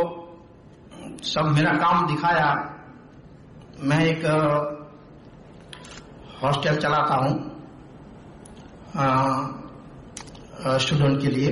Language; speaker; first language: Hindi; non-native, local second language; Kachhi